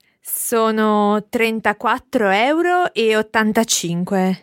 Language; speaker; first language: Italian; non-native, fluent; English